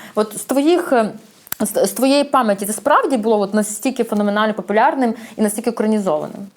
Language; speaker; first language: Ukrainian; native; Ukrainian